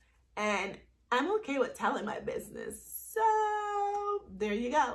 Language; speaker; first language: English; native; English